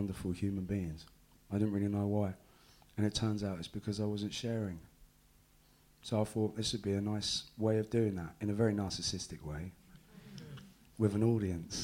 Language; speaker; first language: English; native; English